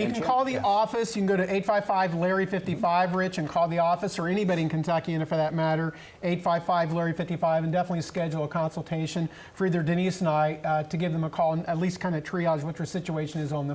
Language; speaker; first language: English; native; English